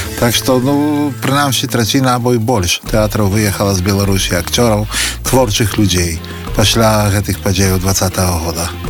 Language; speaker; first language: Belarusian; native; Belarusian